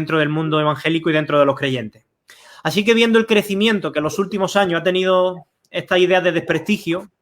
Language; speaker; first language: Spanish; native; Spanish